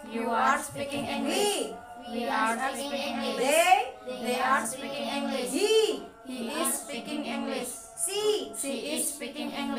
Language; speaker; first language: English; non-native, learner; Indonesian